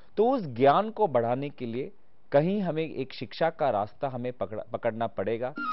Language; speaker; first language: Hindi; non-native, local second language; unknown